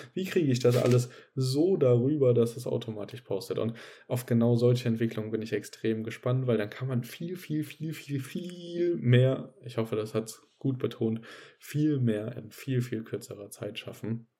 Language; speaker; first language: German; native; German